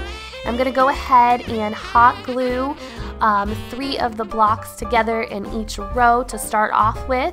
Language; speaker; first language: English; native; English